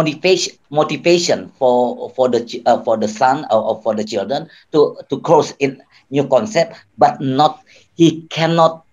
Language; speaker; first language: English; non-native, learner; Indonesian